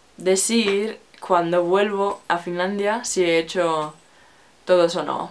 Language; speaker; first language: Spanish; non-native, learner; Finnish